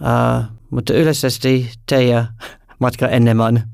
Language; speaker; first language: Finnish; non-native, learner; English